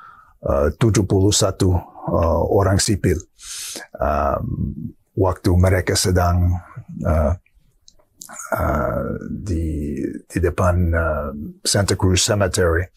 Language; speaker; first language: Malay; non-native, fluent; English